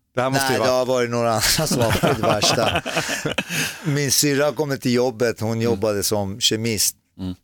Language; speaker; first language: Swedish; early bilingual, other home language; Persian